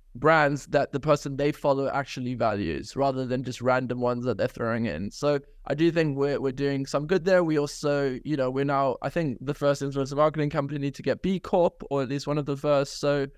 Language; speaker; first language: English; native; English